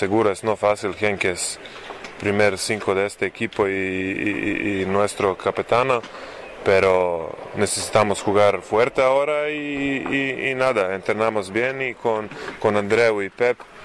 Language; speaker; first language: Spanish; non-native, learner; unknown